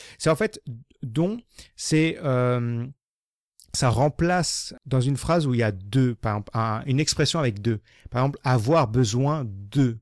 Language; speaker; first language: French; non-native, fluent; English